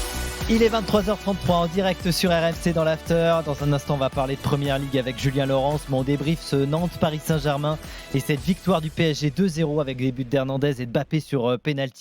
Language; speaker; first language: French; native; French